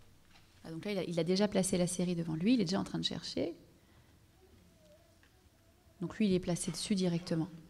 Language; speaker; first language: French; native; French